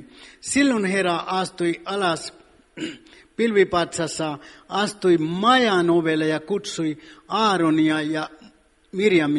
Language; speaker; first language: Finnish; non-native, fluent; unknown